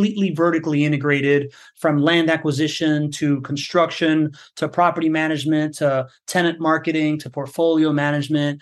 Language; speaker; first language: English; native; English